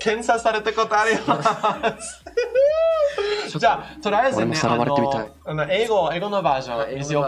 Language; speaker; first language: Japanese; non-native, fluent; English